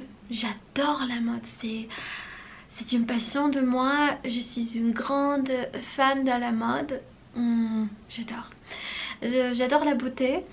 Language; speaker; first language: French; non-native, fluent; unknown